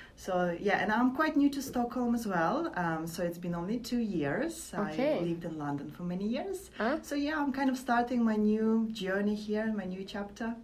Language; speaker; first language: English; non-native, fluent; Latvian